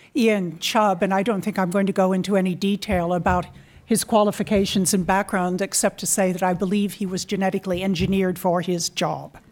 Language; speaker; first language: English; native; English